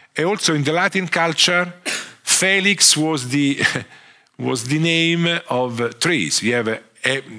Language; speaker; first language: English; non-native, fluent; Italian